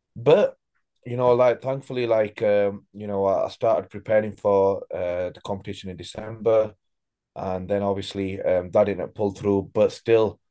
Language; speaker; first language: English; native; English